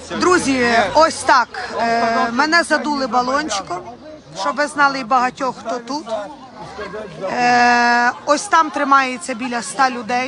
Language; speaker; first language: Ukrainian; native; Ukrainian